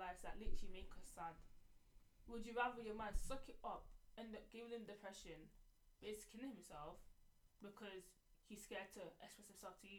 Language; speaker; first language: English; native; English